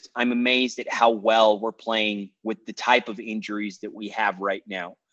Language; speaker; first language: English; native; English